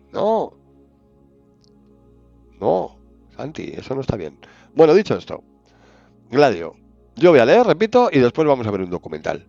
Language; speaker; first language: Spanish; native; Spanish